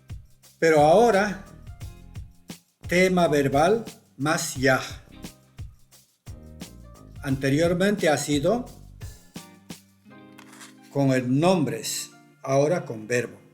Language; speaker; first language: Spanish; non-native, local second language; Quechua